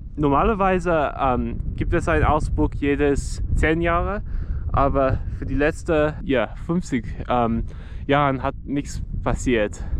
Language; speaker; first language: German; non-native, learner; English